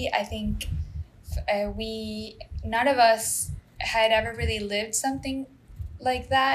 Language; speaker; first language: English; non-native, fluent; Spanish